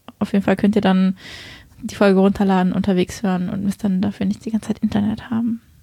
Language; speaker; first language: German; early bilingual, other home language; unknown